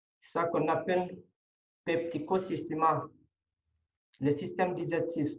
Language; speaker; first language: French; non-native, learner; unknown